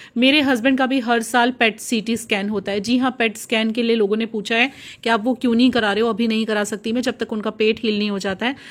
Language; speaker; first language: Hindi; native; Hindi